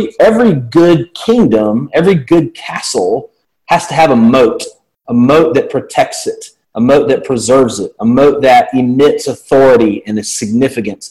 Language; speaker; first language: English; native; English